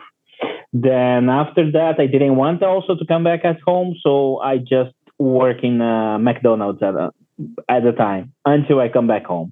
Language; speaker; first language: English; non-native, learner; Portuguese